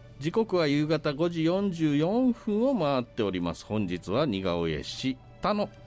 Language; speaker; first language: Japanese; native; Japanese